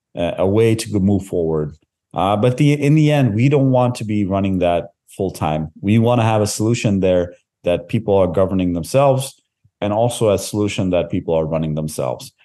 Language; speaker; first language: English; native; English